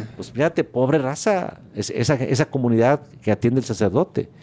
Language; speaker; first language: Spanish; native; Spanish